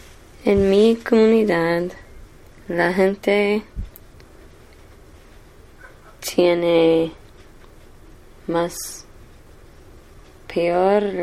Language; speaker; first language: Spanish; non-native, learner; English